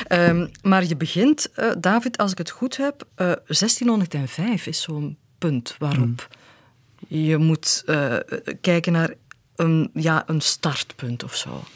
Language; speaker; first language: Dutch; native; Dutch